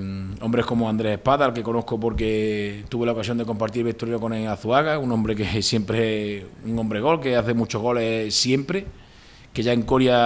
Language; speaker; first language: Spanish; native; Spanish